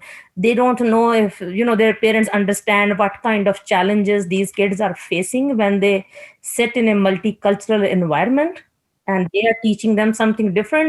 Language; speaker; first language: English; non-native, local second language; Punjabi